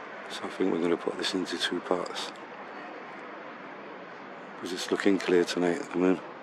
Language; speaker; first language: English; early bilingual, other home language; Spanish